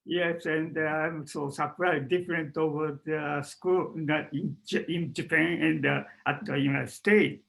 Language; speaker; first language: English; non-native, learner; Japanese